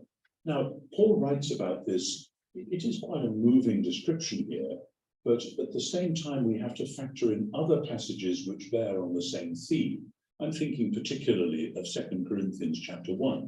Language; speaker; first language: English; native; English